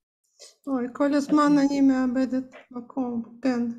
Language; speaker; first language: Hebrew; non-native, fluent; Russian